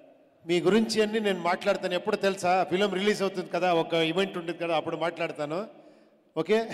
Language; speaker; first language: Telugu; non-native, local second language; Kannada